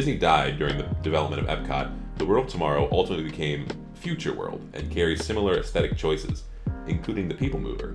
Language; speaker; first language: English; native; English